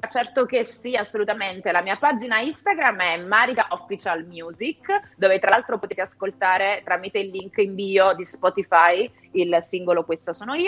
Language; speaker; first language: Italian; native; Italian